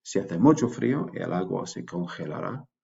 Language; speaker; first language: Spanish; non-native, fluent; English